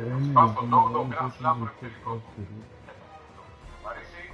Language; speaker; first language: Greek; native; Greek